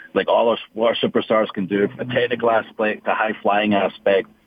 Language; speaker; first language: English; native; English